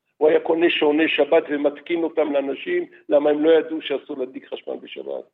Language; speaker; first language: Hebrew; early bilingual, other home language; Arabic